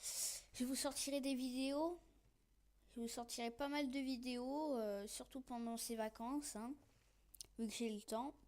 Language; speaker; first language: French; native; French